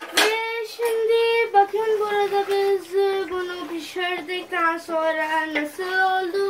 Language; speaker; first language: Turkish; non-native, learner; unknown